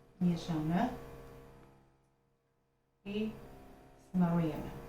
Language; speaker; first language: Polish; non-native, learner; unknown